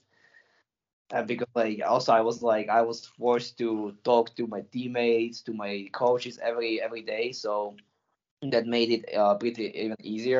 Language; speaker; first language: English; non-native, fluent; Slovak